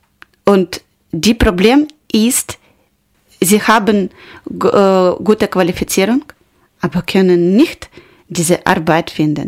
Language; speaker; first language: German; non-native, learner; Ukrainian